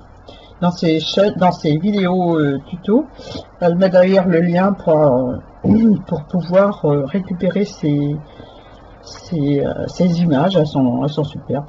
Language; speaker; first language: French; native; French